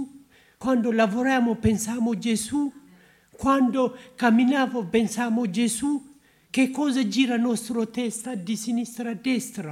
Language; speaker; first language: Italian; non-native, learner; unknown